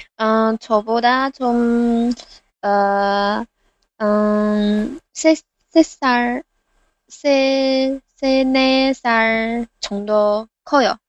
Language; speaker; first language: Korean; non-native, learner; Chinese